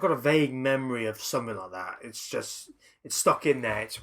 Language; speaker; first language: English; native; English